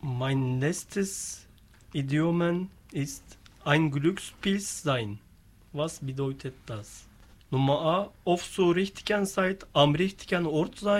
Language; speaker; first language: German; non-native, learner; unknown